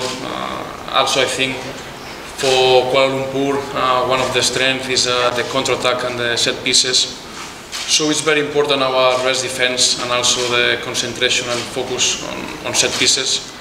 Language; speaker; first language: English; non-native, fluent; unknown